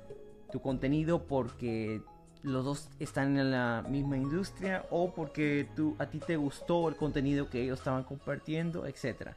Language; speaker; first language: Spanish; early bilingual, heritage; Spanish